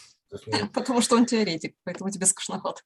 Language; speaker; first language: Russian; native; Russian